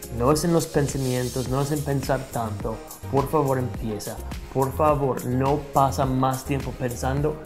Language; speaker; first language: Spanish; non-native, fluent; English